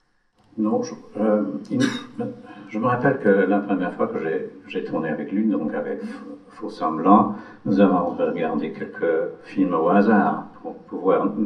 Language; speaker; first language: French; non-native, fluent; English